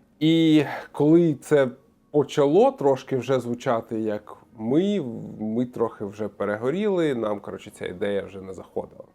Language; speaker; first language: Ukrainian; non-native, local second language; Russian